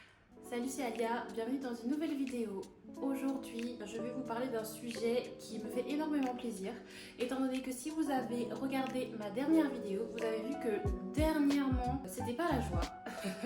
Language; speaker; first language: French; native; French